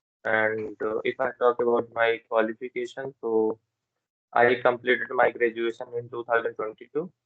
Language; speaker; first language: English; non-native, learner; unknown